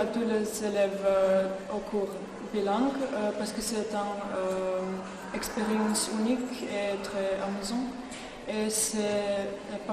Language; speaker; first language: French; non-native, learner; Croatian